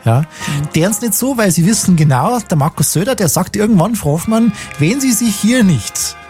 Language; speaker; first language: German; native; German